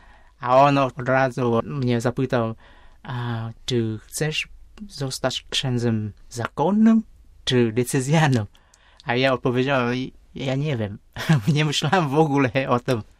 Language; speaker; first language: Polish; non-native, fluent; Vietnamese